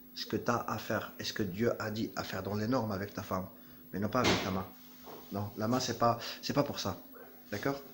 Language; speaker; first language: French; non-native, local second language; Arabic